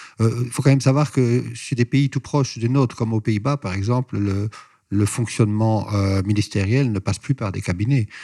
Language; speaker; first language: French; native; French